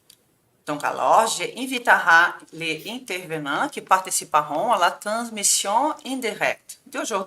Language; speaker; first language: French; non-native, fluent; Portuguese